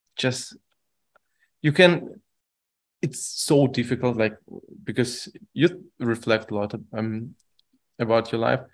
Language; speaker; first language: English; non-native, fluent; Russian